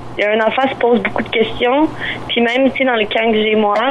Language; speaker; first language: French; native; French